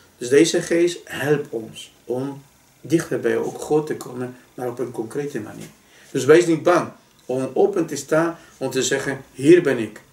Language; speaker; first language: Dutch; non-native, fluent; Spanish